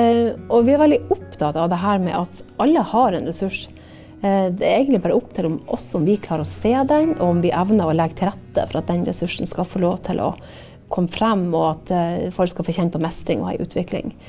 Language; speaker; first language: Norwegian; native; Norwegian